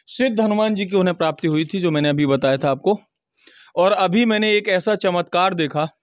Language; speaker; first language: Hindi; native; Hindi